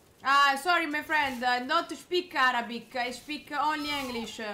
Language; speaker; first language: English; non-native, learner; Italian